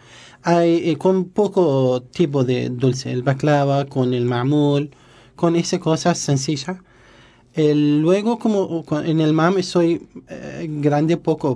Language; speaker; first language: Spanish; non-native, learner; Arabic